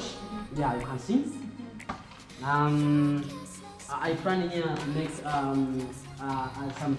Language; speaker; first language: English; non-native, local second language; Swahili